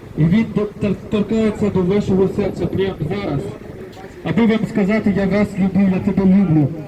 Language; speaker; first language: Ukrainian; non-native, fluent; French